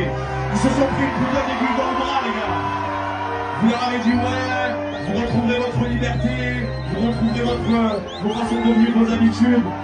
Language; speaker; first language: French; native; French